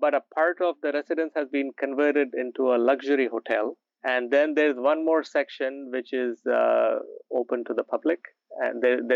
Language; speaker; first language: English; non-native, local second language; Urdu